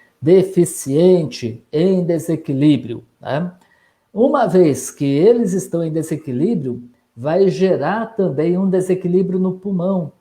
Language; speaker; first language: Portuguese; native; Portuguese